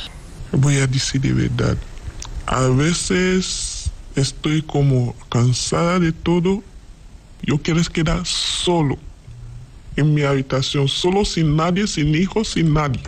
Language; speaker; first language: Spanish; non-native, learner; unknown